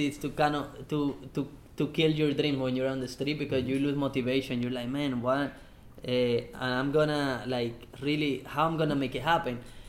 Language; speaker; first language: English; non-native, fluent; Spanish